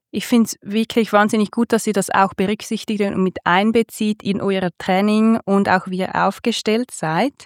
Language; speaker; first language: German; native; German